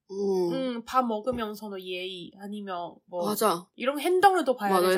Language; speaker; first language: Korean; non-native, learner; Chinese